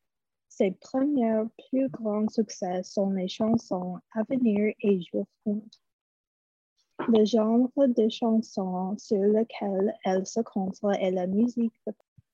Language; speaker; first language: French; non-native, fluent; English